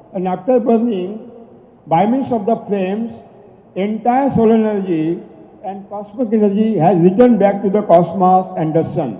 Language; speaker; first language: English; non-native, local second language; Marathi